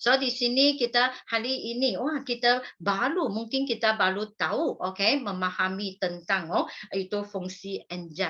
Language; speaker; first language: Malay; non-native, local second language; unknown